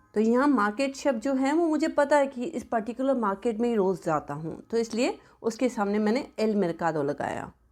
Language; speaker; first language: Hindi; native; Hindi